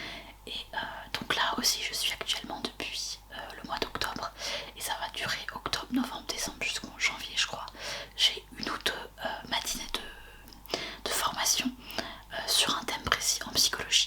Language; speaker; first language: French; native; French